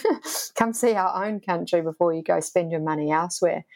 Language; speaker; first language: English; native; English